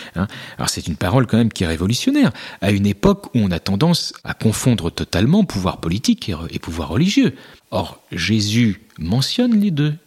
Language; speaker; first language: French; native; French